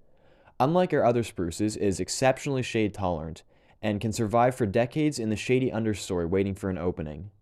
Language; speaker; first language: English; native; English